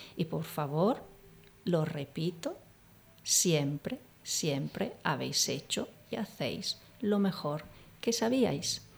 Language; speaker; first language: Spanish; non-native, fluent; Italian